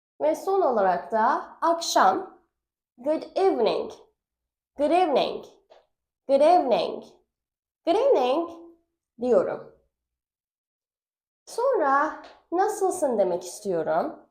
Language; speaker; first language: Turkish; non-native, fluent; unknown